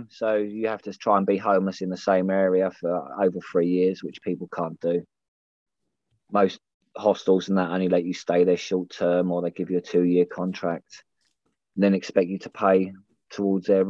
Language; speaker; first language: English; native; English